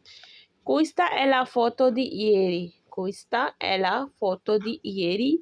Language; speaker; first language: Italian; non-native, fluent; Urdu